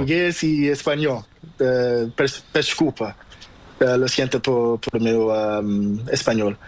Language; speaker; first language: Spanish; non-native, learner; Portuguese